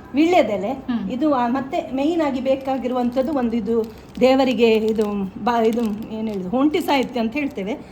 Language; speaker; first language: Kannada; non-native, local second language; Konkani